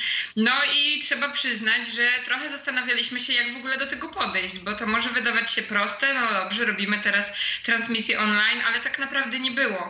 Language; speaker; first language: Polish; native; Polish